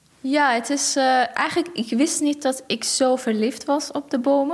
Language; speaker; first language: Dutch; non-native, fluent; Persian